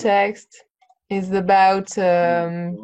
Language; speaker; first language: English; non-native, learner; French